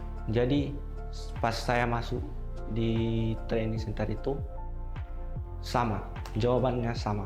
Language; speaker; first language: Indonesian; non-native, local second language; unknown